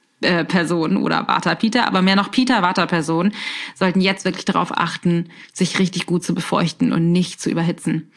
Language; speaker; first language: German; native; German